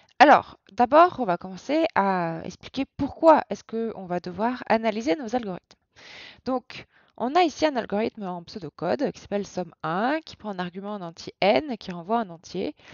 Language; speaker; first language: French; native; French